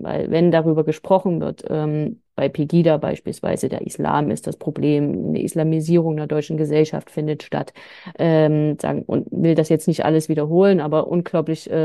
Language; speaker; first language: German; native; German